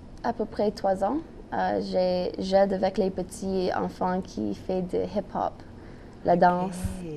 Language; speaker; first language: French; non-native, local second language; English